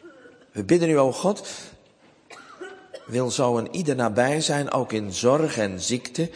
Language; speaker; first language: Dutch; native; Dutch